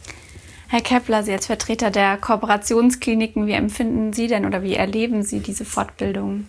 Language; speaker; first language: German; native; German